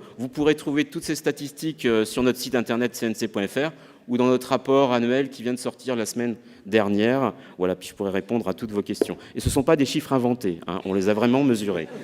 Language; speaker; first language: French; native; French